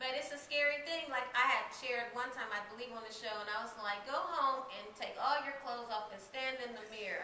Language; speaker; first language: English; native; English